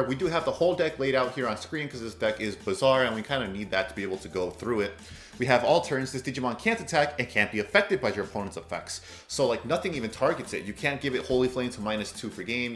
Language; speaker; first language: English; native; English